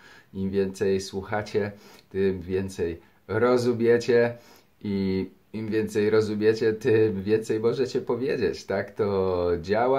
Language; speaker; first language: Polish; native; Polish